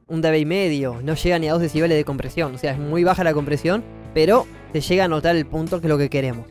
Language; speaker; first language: Spanish; native; Spanish